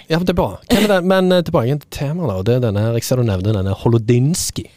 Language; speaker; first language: Norwegian; native; Norwegian